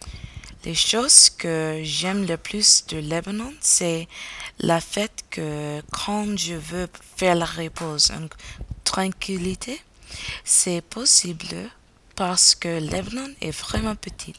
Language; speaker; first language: French; non-native, learner; English